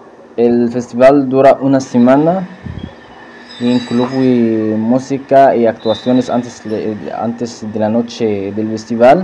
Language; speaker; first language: Spanish; non-native, learner; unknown